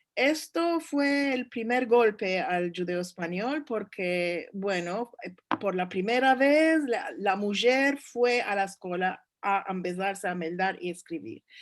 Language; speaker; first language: Spanish; early bilingual, heritage; Turkish